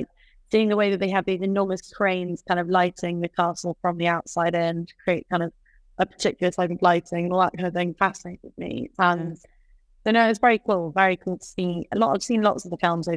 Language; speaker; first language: English; native; English